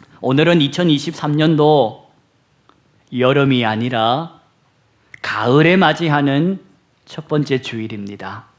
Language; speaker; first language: Korean; native; Korean